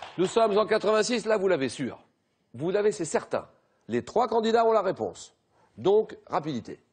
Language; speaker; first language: French; native; French